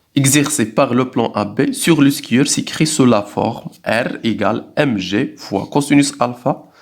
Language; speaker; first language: French; non-native, local second language; Arabic